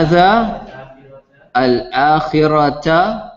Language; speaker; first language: Arabic; non-native, fluent; English